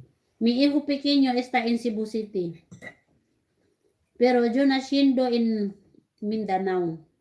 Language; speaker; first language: Spanish; non-native, learner; Cebuano